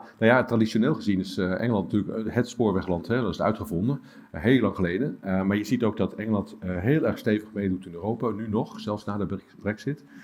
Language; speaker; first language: Dutch; native; Dutch